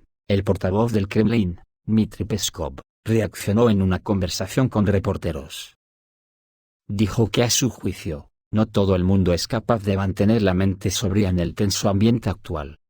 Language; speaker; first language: Spanish; native; Spanish